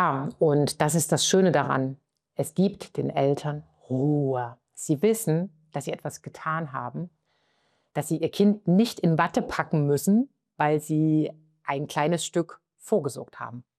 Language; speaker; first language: German; native; German